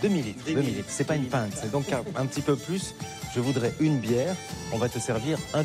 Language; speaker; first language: French; native; French